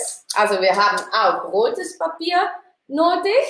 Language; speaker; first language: German; non-native, learner; Dutch